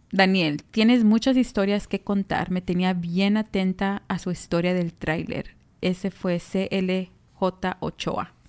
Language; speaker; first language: Spanish; early bilingual, heritage; Spanish